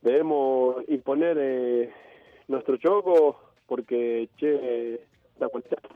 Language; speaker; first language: Italian; non-native, fluent; Spanish